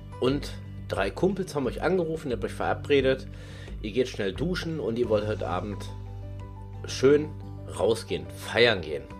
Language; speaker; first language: German; native; German